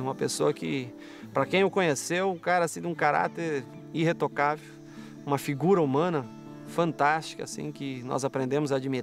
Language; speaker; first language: Portuguese; native; Portuguese